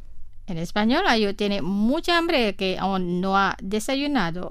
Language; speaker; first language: Spanish; non-native, fluent; Indonesian